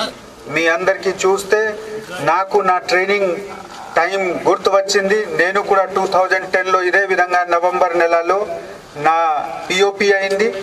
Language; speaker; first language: Telugu; non-native, learner; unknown